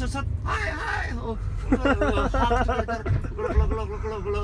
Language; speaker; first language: English; non-native, learner; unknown